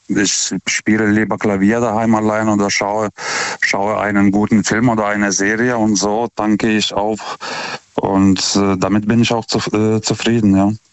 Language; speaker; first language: German; non-native, fluent; Lithuanian